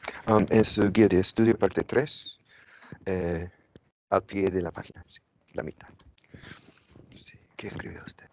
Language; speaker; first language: Spanish; non-native, fluent; English